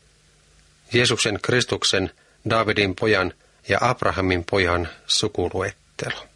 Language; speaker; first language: Finnish; native; Finnish